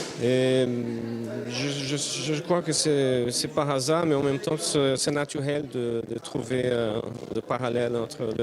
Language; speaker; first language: French; non-native, fluent; Portuguese